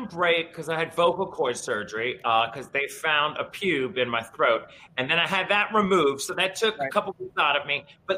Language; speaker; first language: English; native; English